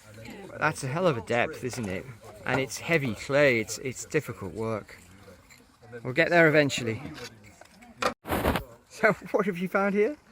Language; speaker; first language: English; native; English